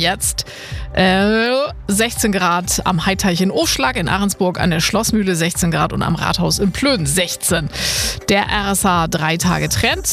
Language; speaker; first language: German; native; German